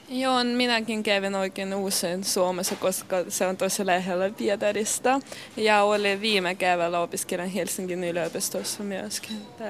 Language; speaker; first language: Finnish; non-native, learner; Russian